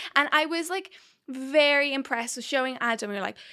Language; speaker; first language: English; native; English